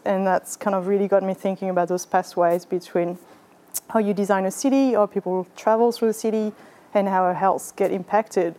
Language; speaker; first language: English; non-native, fluent; French